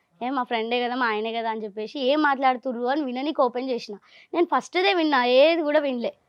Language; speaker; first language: Telugu; native; Telugu